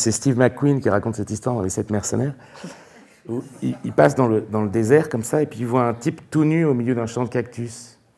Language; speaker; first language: French; native; French